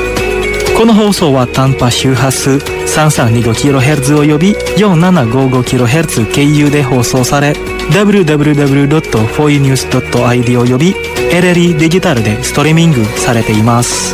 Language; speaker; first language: Japanese; non-native, fluent; Indonesian